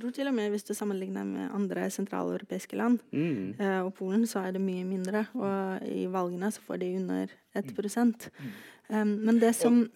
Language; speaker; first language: Norwegian; non-native, fluent; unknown